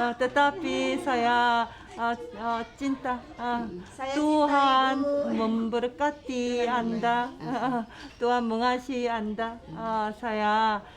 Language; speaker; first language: Indonesian; non-native, learner; Korean